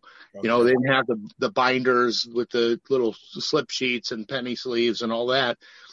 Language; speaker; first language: English; native; English